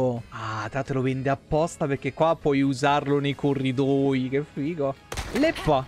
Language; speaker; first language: Italian; native; Italian